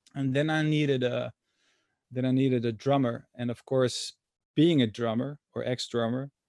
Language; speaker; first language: English; non-native, fluent; Dutch